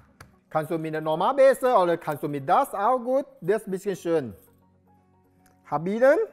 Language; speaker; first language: German; non-native, learner; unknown